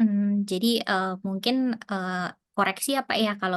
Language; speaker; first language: Indonesian; native; Indonesian